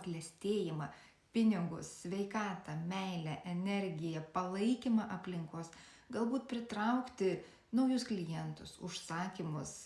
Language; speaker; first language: Lithuanian; native; Lithuanian